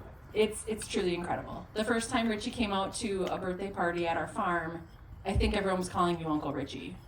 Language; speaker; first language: English; native; English